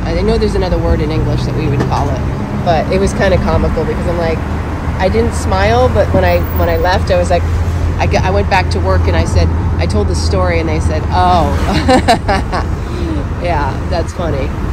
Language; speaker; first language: English; native; English